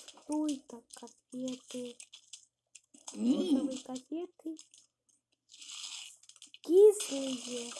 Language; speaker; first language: Russian; early bilingual, heritage; Russian